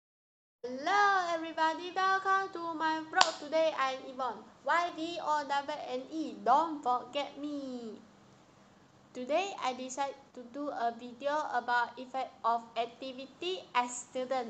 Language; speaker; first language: English; non-native, learner; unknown